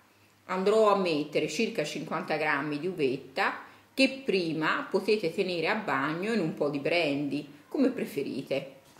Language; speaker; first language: Italian; native; Italian